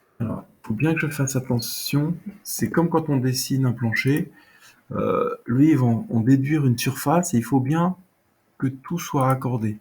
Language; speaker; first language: French; native; French